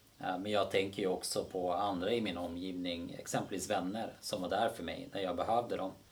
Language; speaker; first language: Swedish; early bilingual, other home language; Bosnian